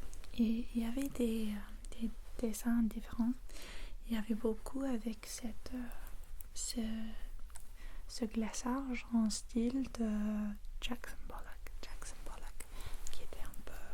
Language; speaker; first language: French; non-native, fluent; English